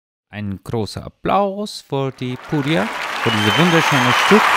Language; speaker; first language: German; non-native, learner; Persian